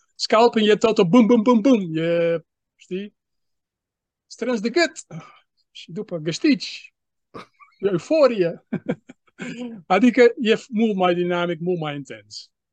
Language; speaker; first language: Romanian; non-native, fluent; Dutch